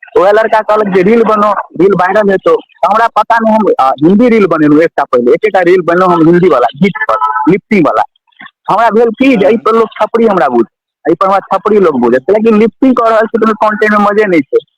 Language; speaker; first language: Maithili; native; Maithili